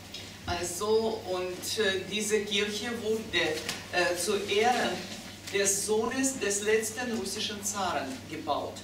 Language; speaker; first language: German; non-native, fluent; Russian